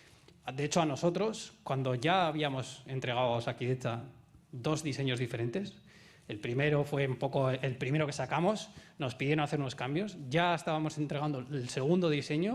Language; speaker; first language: Spanish; native; Spanish